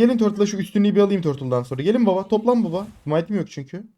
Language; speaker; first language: Turkish; native; Turkish